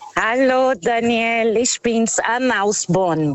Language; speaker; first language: German; non-native, fluent; Portuguese